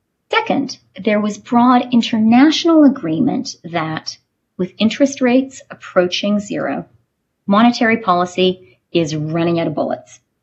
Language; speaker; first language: English; native; English